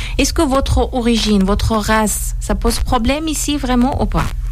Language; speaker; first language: French; non-native, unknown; Persian